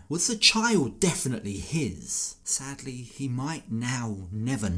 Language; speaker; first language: English; native; English